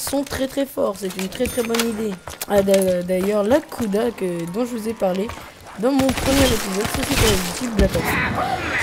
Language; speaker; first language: French; native; French